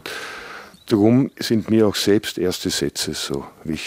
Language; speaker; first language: German; native; German